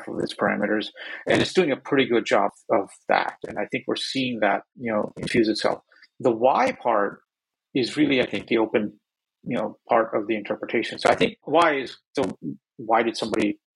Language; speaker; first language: English; native; English